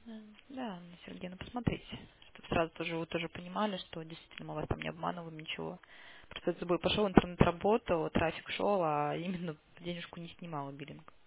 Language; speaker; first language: Russian; native; Russian